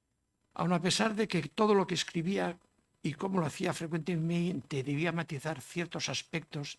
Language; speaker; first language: Spanish; native; Spanish